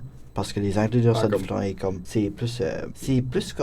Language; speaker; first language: French; non-native, local second language; English